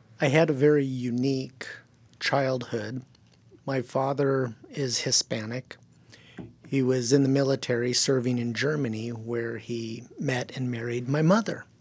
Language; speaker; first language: English; early bilingual, other home language; German